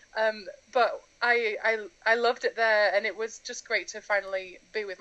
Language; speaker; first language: English; native; English